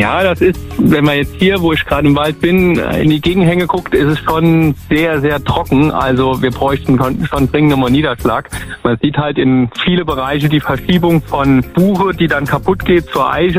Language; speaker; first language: German; native; German